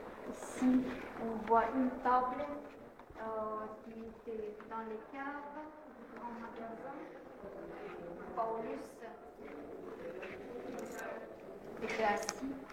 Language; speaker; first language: French; non-native, fluent; Russian